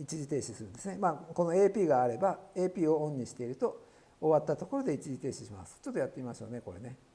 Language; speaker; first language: Japanese; native; Japanese